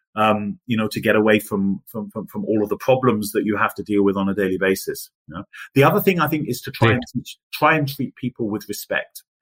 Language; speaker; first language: English; native; English